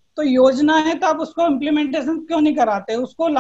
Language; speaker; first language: Hindi; native; Hindi